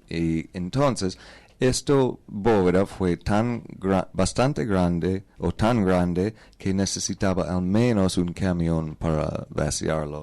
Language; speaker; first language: Spanish; non-native, learner; English